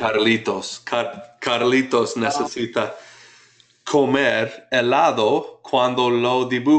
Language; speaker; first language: Spanish; non-native, fluent; English